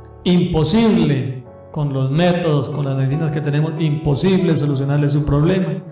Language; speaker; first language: Spanish; native; Spanish